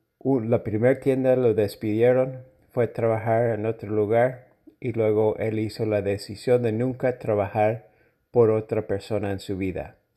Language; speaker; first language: Spanish; non-native, learner; English